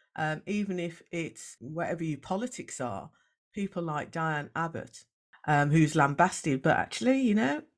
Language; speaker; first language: English; native; English